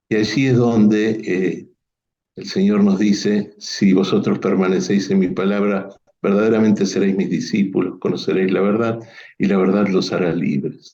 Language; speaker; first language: Spanish; native; Spanish